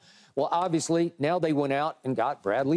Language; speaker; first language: English; native; English